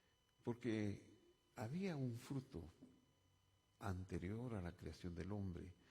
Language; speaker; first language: Spanish; native; Spanish